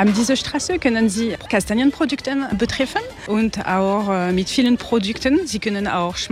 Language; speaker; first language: German; non-native, learner; French